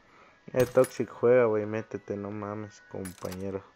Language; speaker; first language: Spanish; native; Spanish